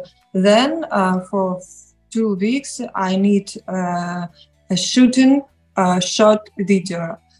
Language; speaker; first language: English; non-native, learner; Russian